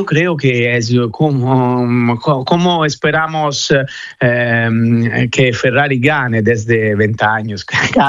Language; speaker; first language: Spanish; non-native, fluent; Italian